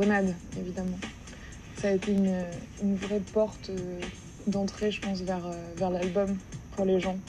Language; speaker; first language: French; native; French